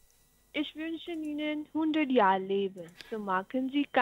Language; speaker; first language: German; non-native, learner; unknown